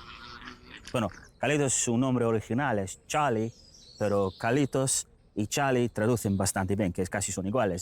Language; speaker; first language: Spanish; early bilingual, heritage; English